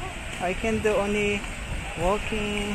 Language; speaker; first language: English; non-native, learner; Korean